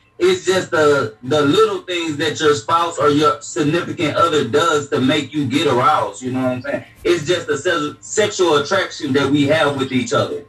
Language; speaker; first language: English; native; English